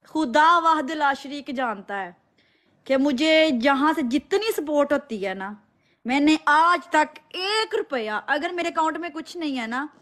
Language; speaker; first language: Urdu; non-native, local second language; Punjabi